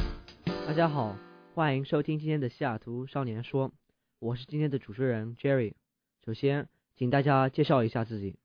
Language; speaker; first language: Chinese; early bilingual, heritage; Chinese